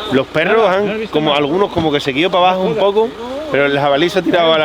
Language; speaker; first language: Spanish; native; Spanish